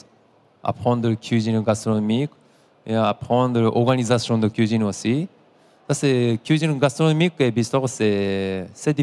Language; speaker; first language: French; non-native, learner; Japanese